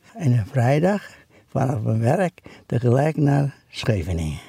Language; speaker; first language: Dutch; non-native, learner; Indonesian